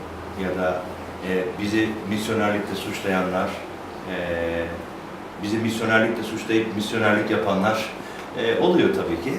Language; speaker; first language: Turkish; native; Turkish